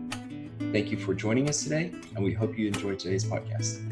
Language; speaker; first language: English; native; English